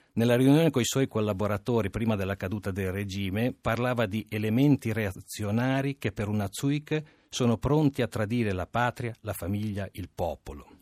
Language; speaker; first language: Italian; non-native, fluent; Romanian